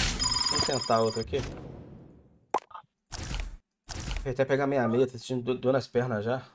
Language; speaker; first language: Portuguese; native; Portuguese